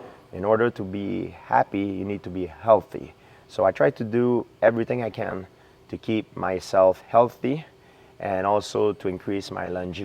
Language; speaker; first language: English; non-native, fluent; French